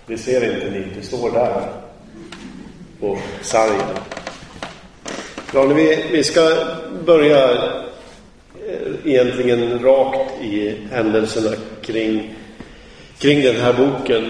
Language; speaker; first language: Swedish; native; Swedish